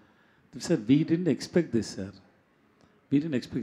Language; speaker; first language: Telugu; non-native, learner; Tamil